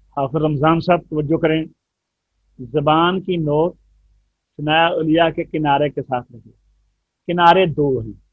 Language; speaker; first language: Urdu; non-native, local second language; Punjabi